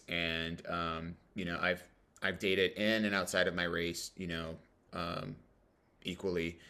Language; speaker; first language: English; native; English